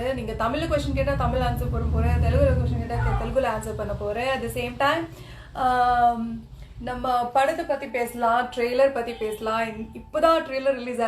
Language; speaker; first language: Tamil; non-native, local second language; Kannada